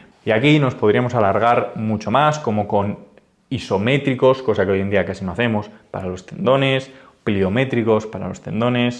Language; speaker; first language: Spanish; native; Spanish